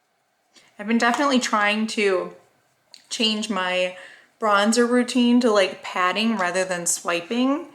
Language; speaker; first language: English; native; English